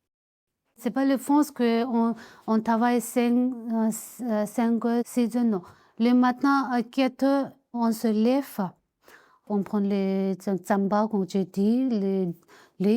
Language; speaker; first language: French; non-native, learner; Tibetan